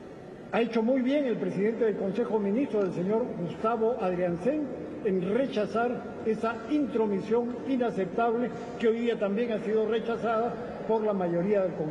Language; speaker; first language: Spanish; native; Spanish